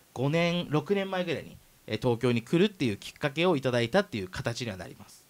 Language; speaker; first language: Japanese; native; Japanese